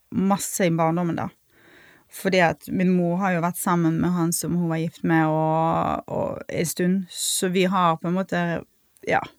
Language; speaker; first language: Norwegian; non-native, fluent; Russian